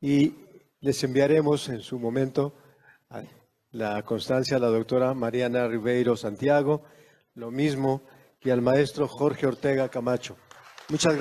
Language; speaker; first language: Spanish; native; Spanish